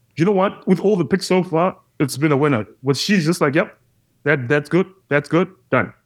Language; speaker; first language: English; non-native, local second language; Shona